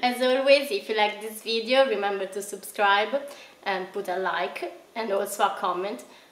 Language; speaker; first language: English; non-native, fluent; Italian